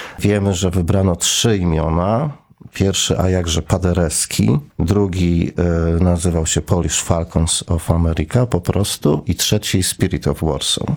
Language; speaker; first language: Polish; native; Polish